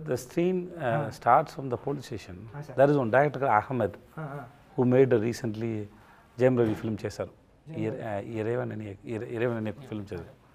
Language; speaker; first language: Telugu; non-native, learner; Tamil